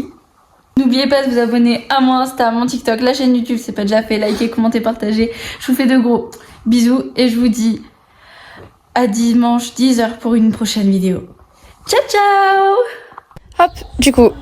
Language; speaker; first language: French; native; French